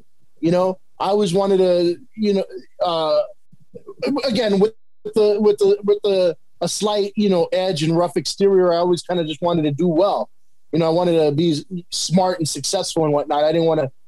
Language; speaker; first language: English; native; English